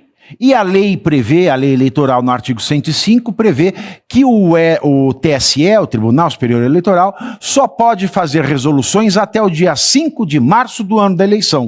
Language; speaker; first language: Portuguese; native; Portuguese